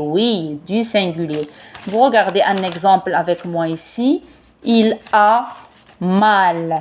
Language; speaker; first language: French; non-native, local second language; Arabic